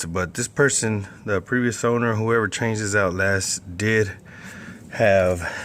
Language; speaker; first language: English; native; English